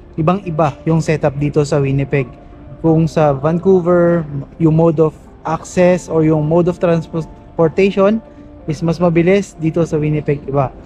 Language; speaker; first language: Filipino; native; Filipino